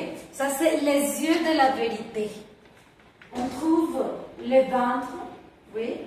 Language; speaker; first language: French; non-native, fluent; Spanish